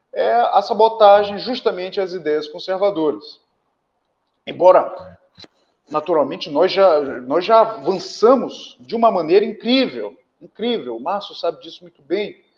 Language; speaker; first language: Portuguese; native; Portuguese